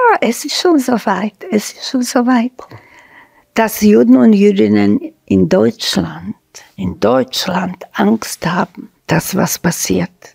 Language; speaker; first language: German; non-native, fluent; Slovak